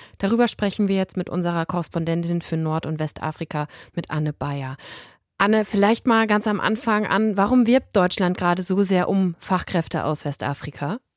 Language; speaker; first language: German; native; German